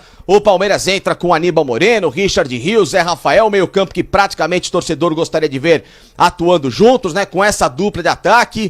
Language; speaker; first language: Portuguese; native; Portuguese